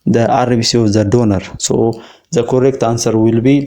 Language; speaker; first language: English; non-native, local second language; Amharic